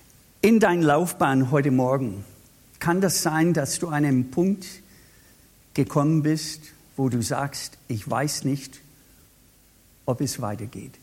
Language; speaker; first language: German; non-native, fluent; English